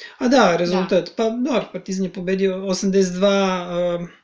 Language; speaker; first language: Serbian; native; Serbian